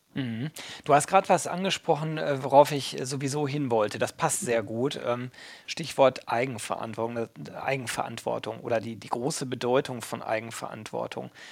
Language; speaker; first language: German; native; German